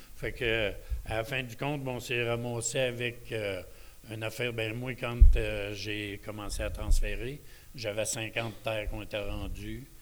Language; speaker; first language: French; native; French